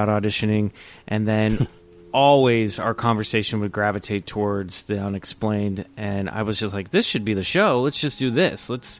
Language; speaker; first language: English; native; English